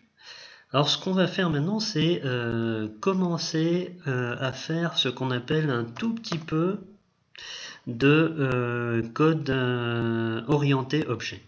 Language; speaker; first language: French; native; French